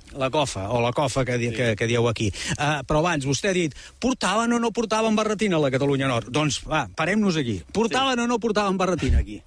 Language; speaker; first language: Catalan; native; Catalan